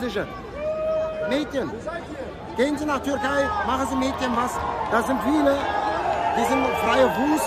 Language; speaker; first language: German; non-native, fluent; Turkish